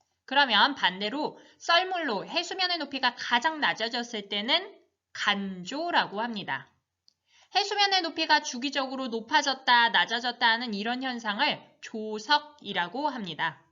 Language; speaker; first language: Korean; native; Korean